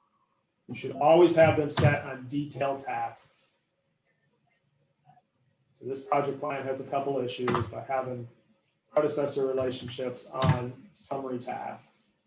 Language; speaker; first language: English; native; English